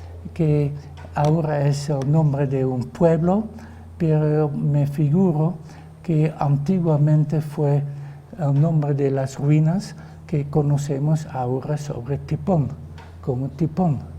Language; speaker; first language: Spanish; non-native, fluent; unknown